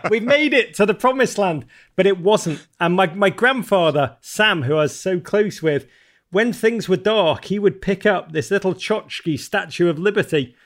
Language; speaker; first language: English; native; English